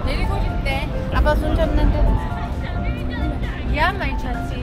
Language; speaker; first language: Korean; non-native, fluent; German